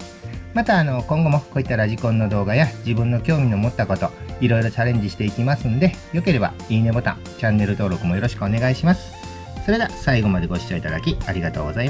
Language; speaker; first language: Japanese; native; Japanese